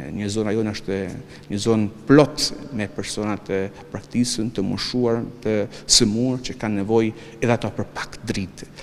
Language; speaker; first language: Albanian; native; Albanian